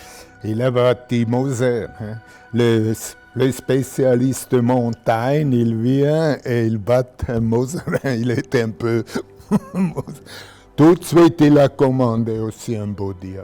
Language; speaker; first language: French; non-native, local second language; German